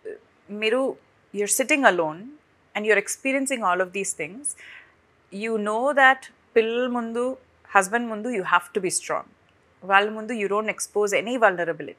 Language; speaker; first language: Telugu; non-native, fluent; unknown